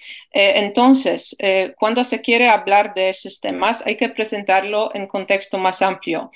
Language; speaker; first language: Spanish; non-native, fluent; Polish